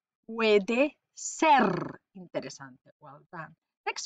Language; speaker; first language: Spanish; non-native, fluent; English